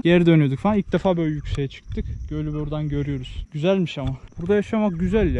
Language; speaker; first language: Turkish; native; Turkish